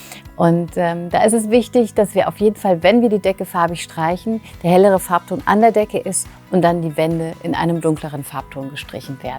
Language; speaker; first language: German; native; German